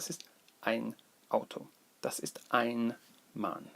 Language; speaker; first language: German; non-native, fluent; English